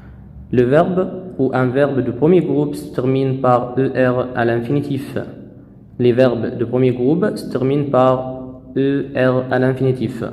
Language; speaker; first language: French; non-native, fluent; Arabic